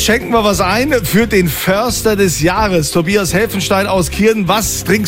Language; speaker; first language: German; native; German